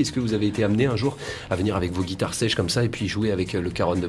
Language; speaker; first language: French; native; French